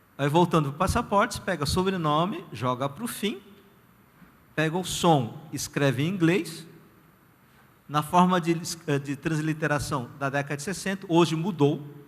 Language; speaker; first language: Portuguese; early bilingual, other home language; Korean